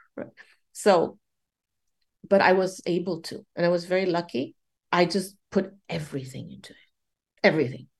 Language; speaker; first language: English; non-native, local second language; Cantonese